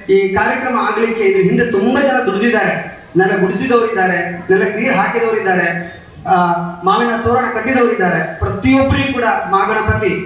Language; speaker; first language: Kannada; native; Kannada